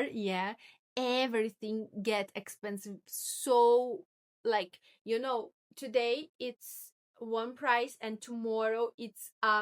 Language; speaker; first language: English; non-native, learner; Portuguese